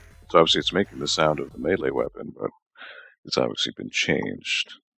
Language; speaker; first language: English; native; English